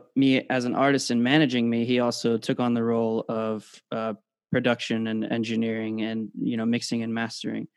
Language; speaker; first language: English; native; English